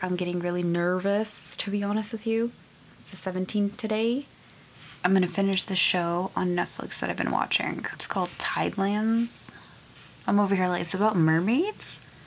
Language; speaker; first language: English; early bilingual, other home language; Spanish